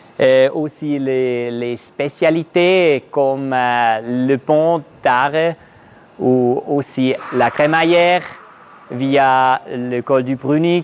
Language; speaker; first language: French; non-native, learner; German